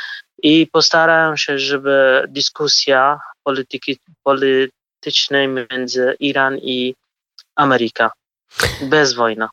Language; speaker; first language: Polish; non-native, fluent; Kurdish